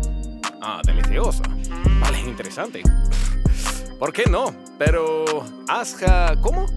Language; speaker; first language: Spanish; non-native, learner; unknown